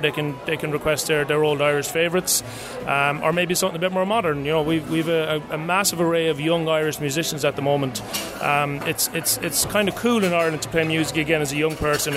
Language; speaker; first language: English; native; English